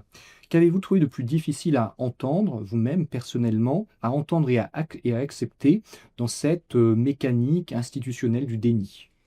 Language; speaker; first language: French; native; French